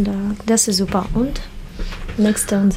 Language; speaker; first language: German; non-native, learner; Russian